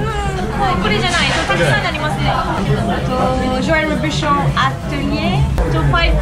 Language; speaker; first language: Japanese; non-native, learner; French